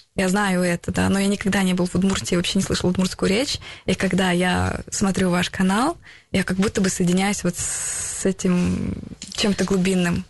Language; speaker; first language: Russian; native; Russian